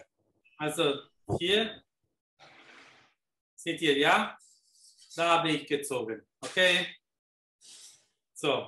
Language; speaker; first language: German; non-native, fluent; Italian